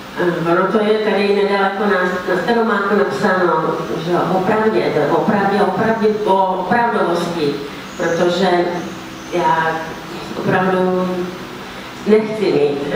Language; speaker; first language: Czech; non-native, fluent; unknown